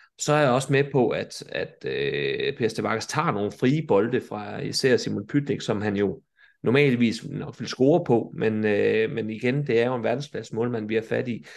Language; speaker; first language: Danish; native; Danish